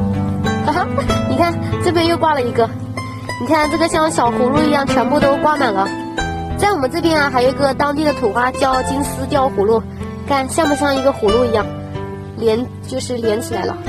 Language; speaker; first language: Chinese; native; Chinese